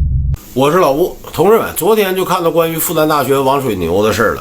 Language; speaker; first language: Chinese; native; Chinese